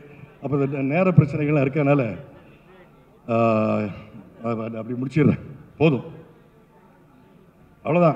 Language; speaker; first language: Tamil; native; Tamil